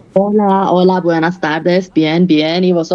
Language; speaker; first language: Spanish; non-native, fluent; Persian